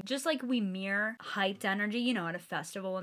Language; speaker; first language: English; native; English